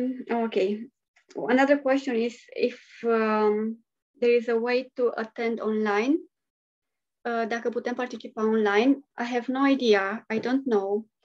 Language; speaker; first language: English; non-native, fluent; Romanian